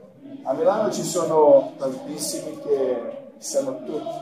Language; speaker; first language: Italian; non-native, fluent; Croatian